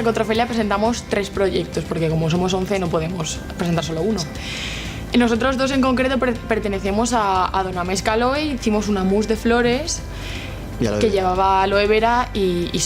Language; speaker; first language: Spanish; native; Spanish